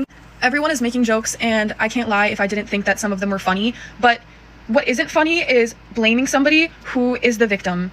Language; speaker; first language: English; native; English